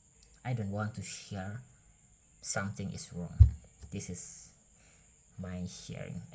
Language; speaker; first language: English; non-native, learner; Indonesian